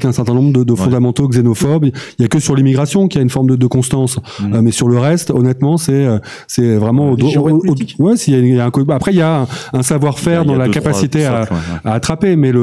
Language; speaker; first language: French; native; French